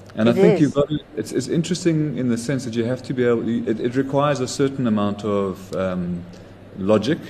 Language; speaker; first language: English; native; English